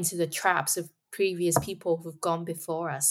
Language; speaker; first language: English; non-native, local second language; Cantonese